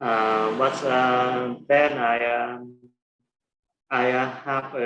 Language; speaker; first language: English; non-native, learner; Vietnamese